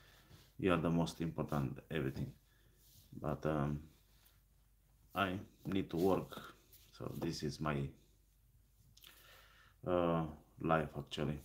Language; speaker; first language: English; non-native, learner; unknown